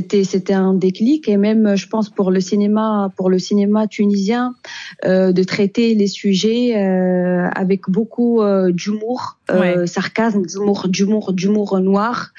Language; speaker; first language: French; non-native, local second language; Arabic